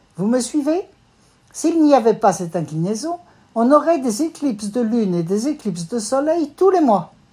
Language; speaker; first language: French; native; French